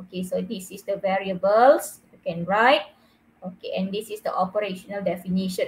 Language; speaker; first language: English; non-native, local second language; Malay